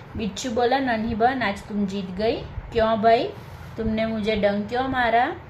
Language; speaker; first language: Hindi; non-native, local second language; Gujarati